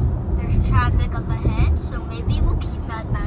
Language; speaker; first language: English; native; English